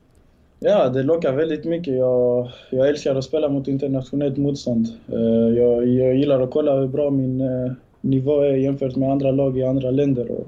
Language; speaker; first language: Swedish; early bilingual, other home language; Bosnian